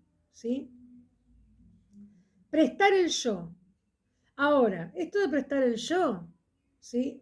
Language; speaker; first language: Spanish; native; Spanish